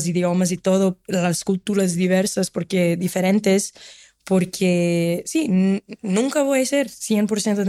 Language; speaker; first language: Spanish; non-native, fluent; Portuguese